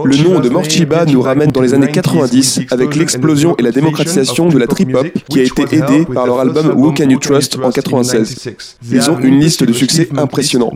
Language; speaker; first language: French; native; French